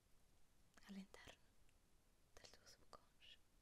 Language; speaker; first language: Italian; native; Italian